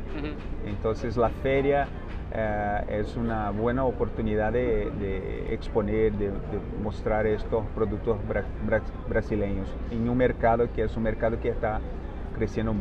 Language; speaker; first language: Spanish; non-native, fluent; Portuguese